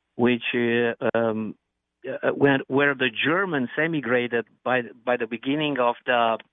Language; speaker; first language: English; non-native, fluent; Romanian